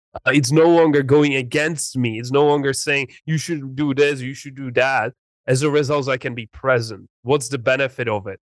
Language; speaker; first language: English; non-native, fluent; Czech